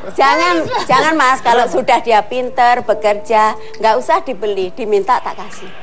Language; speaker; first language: Indonesian; non-native, local second language; Javanese